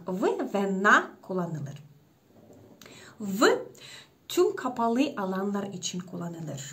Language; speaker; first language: Turkish; non-native, fluent; Russian